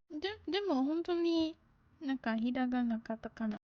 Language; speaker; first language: Japanese; non-native, learner; English